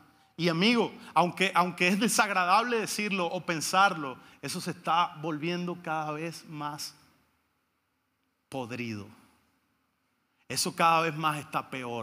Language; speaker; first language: Spanish; native; Spanish